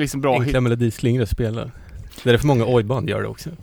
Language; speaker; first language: Swedish; native; Swedish